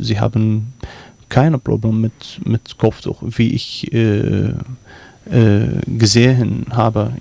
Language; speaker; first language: German; non-native, learner; Arabic